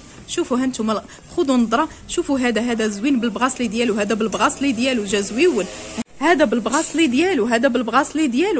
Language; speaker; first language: Arabic; native; Arabic